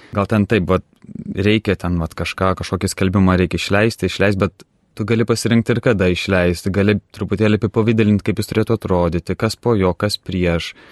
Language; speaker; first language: Lithuanian; native; Lithuanian